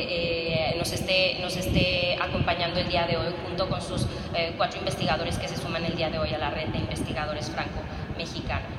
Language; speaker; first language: Spanish; native; Spanish